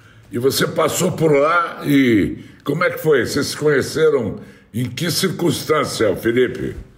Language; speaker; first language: Portuguese; native; Portuguese